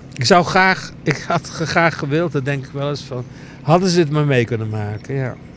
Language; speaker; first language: Dutch; early bilingual, other home language; Greek